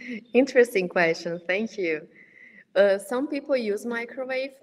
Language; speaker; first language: English; non-native, fluent; Portuguese